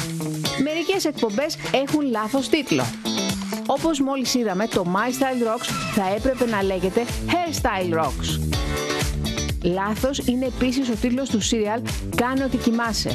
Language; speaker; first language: Greek; native; Greek